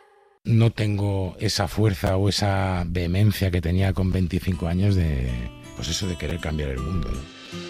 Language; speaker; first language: Spanish; native; Spanish